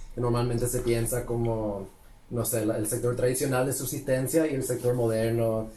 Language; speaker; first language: Spanish; early bilingual, heritage; Spanish